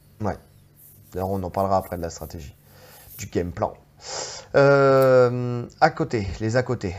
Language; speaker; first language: French; native; French